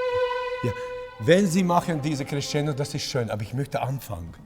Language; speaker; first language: German; non-native, learner; Latvian